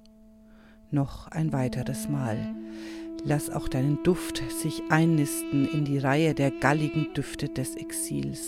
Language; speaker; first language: German; native; German